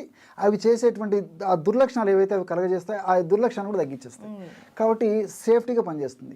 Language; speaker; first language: Telugu; native; Telugu